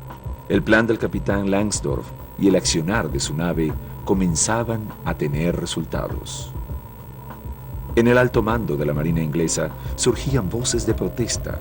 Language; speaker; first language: Spanish; native; Spanish